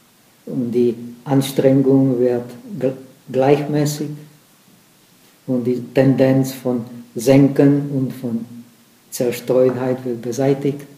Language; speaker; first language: German; non-native, fluent; Czech